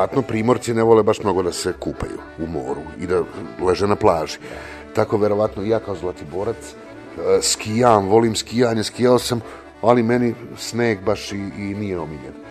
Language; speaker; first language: Serbian; native; Serbian